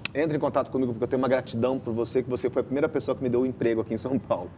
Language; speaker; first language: Portuguese; native; Portuguese